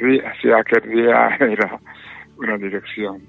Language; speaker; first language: Spanish; non-native, fluent; Japanese